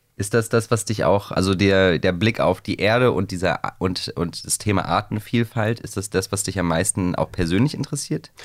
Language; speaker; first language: German; native; German